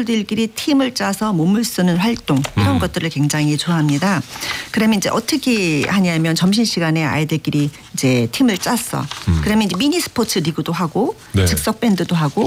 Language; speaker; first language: Korean; native; Korean